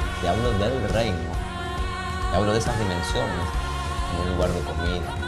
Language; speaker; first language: Spanish; native; Spanish